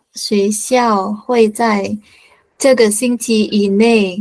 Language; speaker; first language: Chinese; non-native, learner; Indonesian